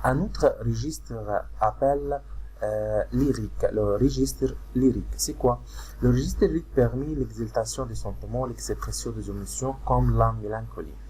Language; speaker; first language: French; non-native, fluent; Arabic